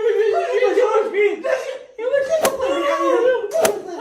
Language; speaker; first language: Arabic; native; Arabic